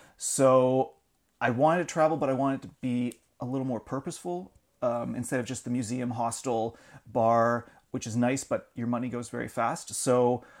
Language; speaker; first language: English; native; English